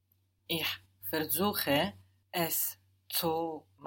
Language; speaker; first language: German; non-native, learner; English